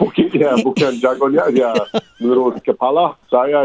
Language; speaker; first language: Indonesian; non-native, fluent; English